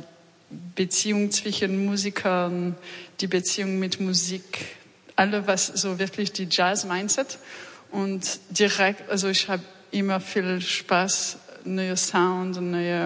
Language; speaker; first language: German; non-native, learner; French